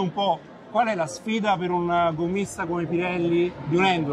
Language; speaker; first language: Italian; native; Italian